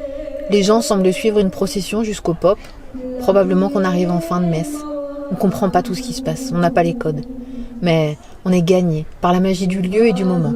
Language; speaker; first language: French; native; French